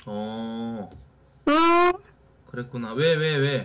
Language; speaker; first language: Korean; native; Korean